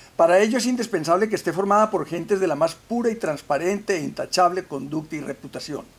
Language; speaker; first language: Spanish; native; Spanish